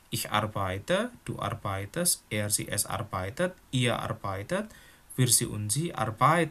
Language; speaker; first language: German; non-native, fluent; Indonesian